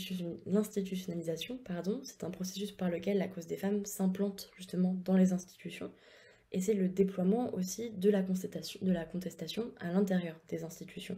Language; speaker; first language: French; native; French